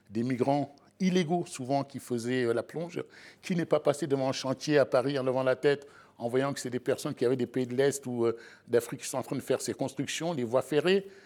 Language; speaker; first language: French; native; French